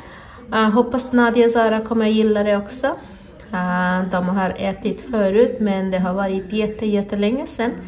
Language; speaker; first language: Swedish; non-native, fluent; Bangla